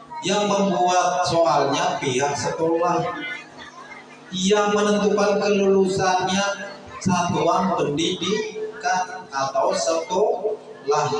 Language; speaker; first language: Indonesian; non-native, local second language; Banjar